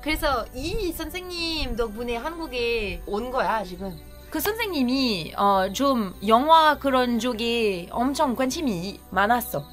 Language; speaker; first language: Korean; non-native, fluent; French